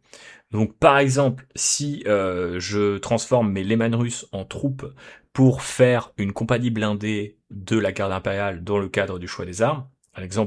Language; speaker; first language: French; native; French